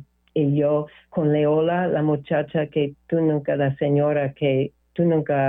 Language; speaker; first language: Spanish; non-native, learner; English